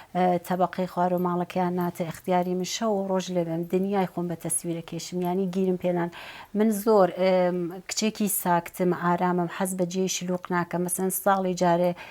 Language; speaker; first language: Central Kurdish; native; Central Kurdish